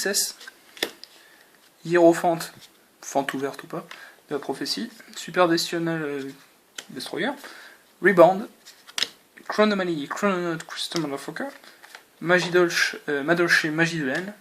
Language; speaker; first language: French; native; French